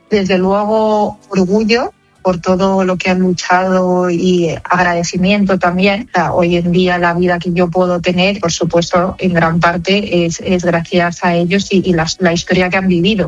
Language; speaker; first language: Spanish; native; Spanish